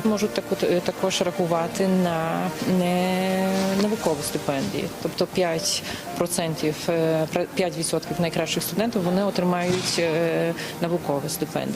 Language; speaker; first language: Ukrainian; non-native, fluent; Polish